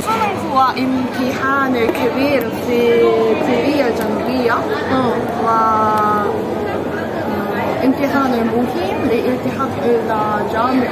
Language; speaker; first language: Arabic; non-native, learner; Korean